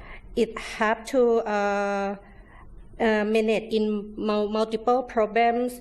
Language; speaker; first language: English; non-native, learner; Thai